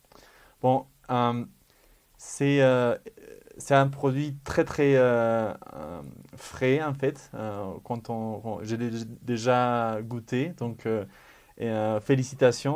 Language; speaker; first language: French; non-native, fluent; Spanish